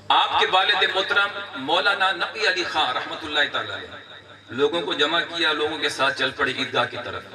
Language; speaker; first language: Urdu; non-native, local second language; Pashto